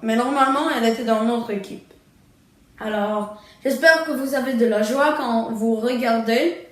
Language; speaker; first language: French; early bilingual, other home language; Czech